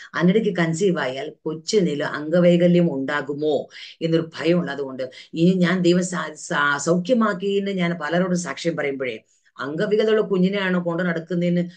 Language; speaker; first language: Malayalam; early bilingual, heritage; Malayalam